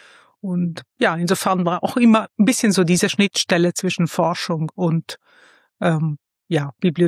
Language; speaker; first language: German; non-native, fluent; Italian